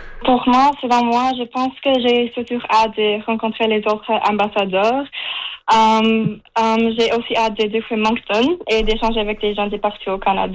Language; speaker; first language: French; non-native, fluent; Russian